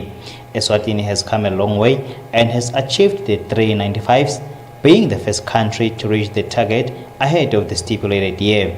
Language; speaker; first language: English; non-native, local second language; Swati